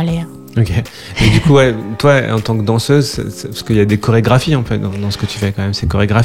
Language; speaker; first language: French; native; French